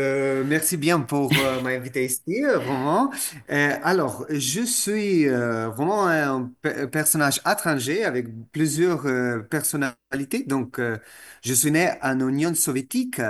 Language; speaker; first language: French; non-native, fluent; Russian